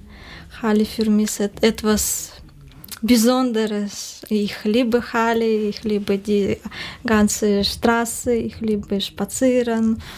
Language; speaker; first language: German; non-native, learner; Russian